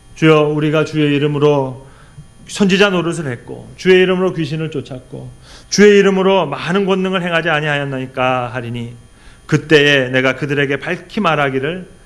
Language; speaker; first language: Korean; native; Korean